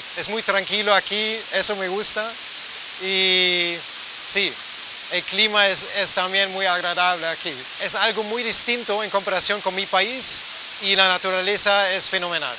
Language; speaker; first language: Spanish; non-native, learner; German